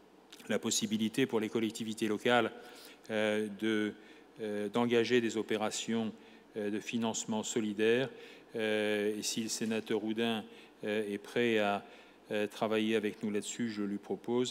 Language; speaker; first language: French; native; French